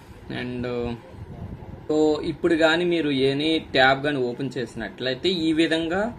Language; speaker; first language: Telugu; native; Telugu